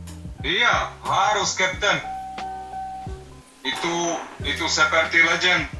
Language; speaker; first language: Indonesian; non-native, learner; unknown